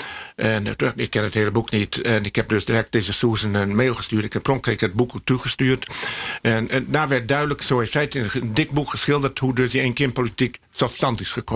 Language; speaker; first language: Dutch; native; Dutch